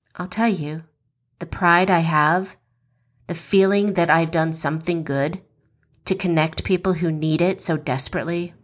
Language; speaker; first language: English; native; English